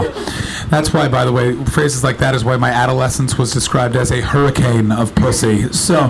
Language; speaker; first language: English; native; English